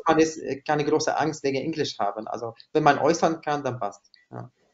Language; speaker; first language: German; non-native, fluent; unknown